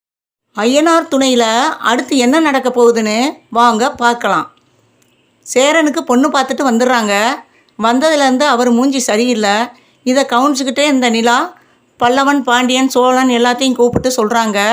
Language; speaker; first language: Tamil; native; Tamil